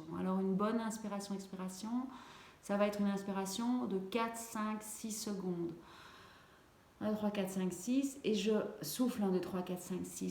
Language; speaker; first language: French; native; French